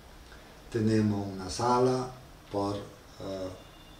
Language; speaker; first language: Spanish; non-native, learner; Italian